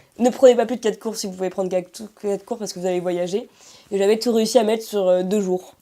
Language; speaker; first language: French; native; French